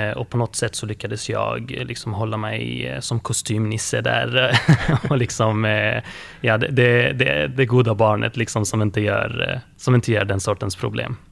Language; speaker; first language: Swedish; early bilingual, other home language; Arabic